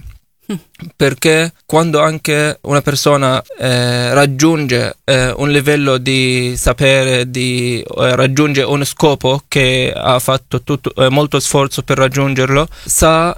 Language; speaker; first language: Italian; non-native, fluent; Arabic